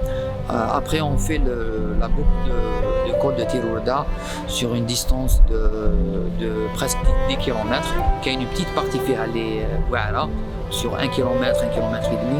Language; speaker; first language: French; non-native, local second language; Arabic